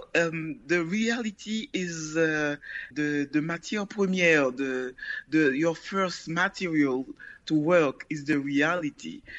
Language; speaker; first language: English; non-native, learner; Haitian Creole